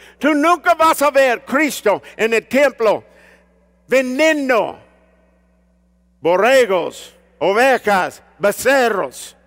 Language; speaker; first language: Spanish; early bilingual, heritage; Spanish